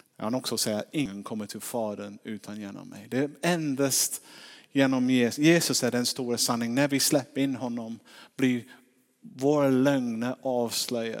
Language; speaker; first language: Swedish; non-native, fluent; English